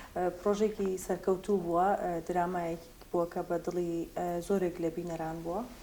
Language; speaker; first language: Central Kurdish; native; Central Kurdish